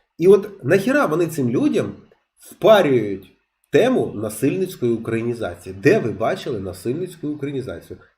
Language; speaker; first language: Ukrainian; non-native, local second language; Russian